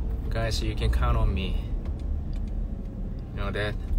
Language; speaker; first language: English; non-native, learner; Korean